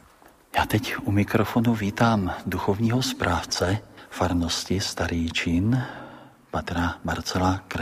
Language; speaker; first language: Czech; native; Czech